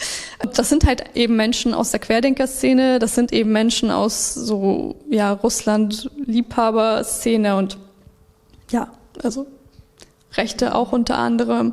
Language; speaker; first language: German; early bilingual, other home language; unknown